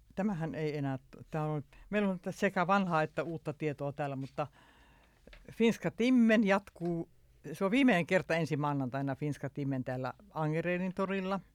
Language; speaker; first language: Finnish; early bilingual, heritage; Finnish